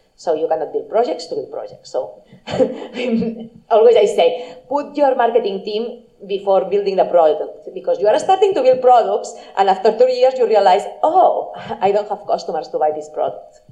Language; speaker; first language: English; non-native, fluent; Spanish